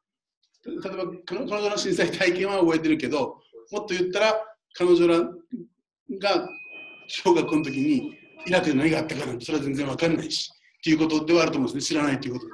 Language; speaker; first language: Japanese; native; Japanese